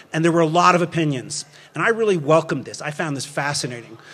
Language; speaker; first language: English; native; English